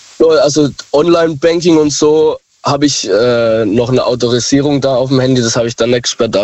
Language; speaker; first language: German; native; German